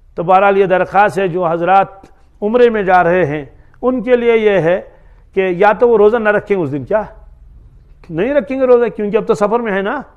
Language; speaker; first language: Hindi; non-native, local second language; Kashmiri